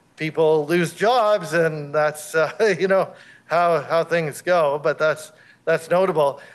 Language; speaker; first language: English; native; English